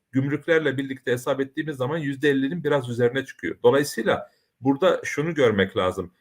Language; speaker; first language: Turkish; early bilingual, heritage; Turkish